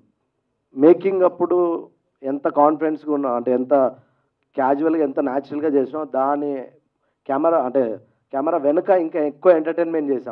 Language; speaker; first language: Telugu; native; Telugu